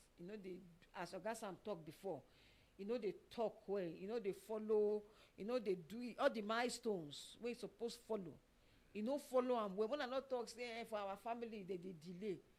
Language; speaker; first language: Nigerian Pidgin; non-native, local second language; Yoruba